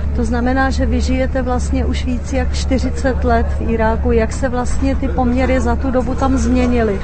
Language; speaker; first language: Czech; native; Czech